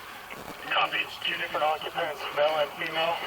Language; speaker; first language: English; native; English